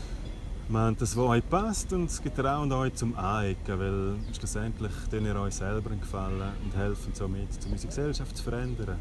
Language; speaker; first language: German; native; German